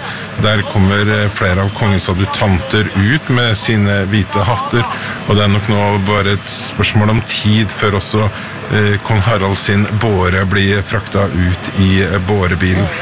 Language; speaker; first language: Norwegian; native; Norwegian